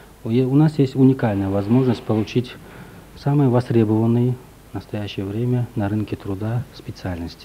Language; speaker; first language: Russian; non-native, local second language; Kyrgyz